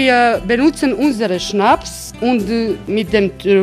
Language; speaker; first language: German; non-native, learner; Croatian